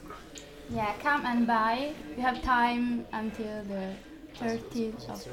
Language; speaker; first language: English; non-native, learner; Italian